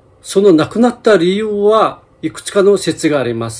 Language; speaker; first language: Japanese; non-native, fluent; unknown